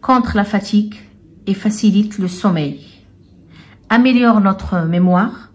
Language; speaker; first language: French; non-native, local second language; Arabic